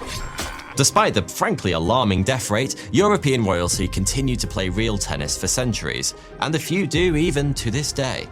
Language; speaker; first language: English; native; English